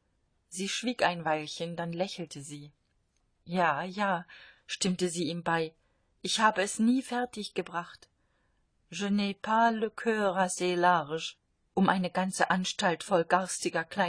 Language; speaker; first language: German; native; German